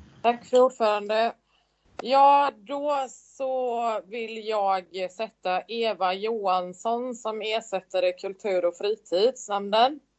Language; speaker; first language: Swedish; native; Swedish